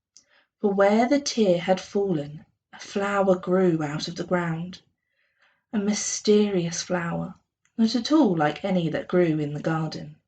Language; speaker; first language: English; native; English